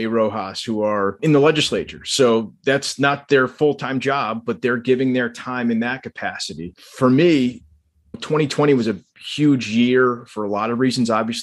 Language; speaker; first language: English; native; English